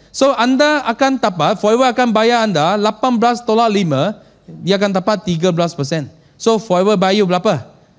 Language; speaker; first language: Malay; non-native, local second language; Chinese